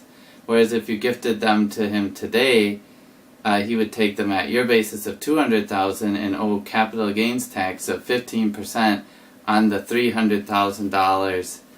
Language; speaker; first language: English; native; English